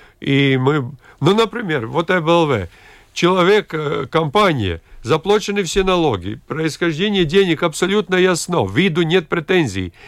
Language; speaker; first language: Russian; non-native, local second language; Latvian